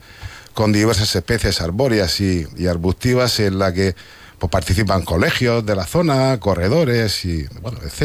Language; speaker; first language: Spanish; native; Spanish